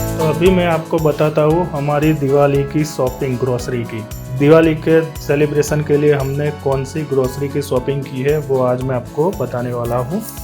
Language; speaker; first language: Hindi; non-native, local second language; Gujarati